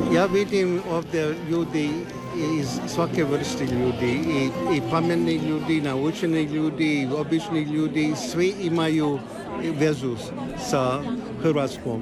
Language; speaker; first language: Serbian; early bilingual, heritage; Croatian